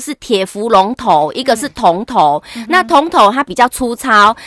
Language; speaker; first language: Chinese; native; Chinese